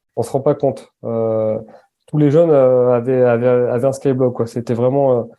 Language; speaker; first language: French; native; French